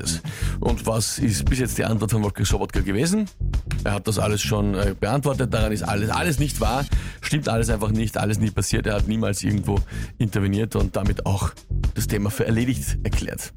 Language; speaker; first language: German; native; German